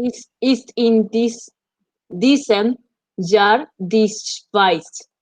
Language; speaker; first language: German; non-native, learner; Spanish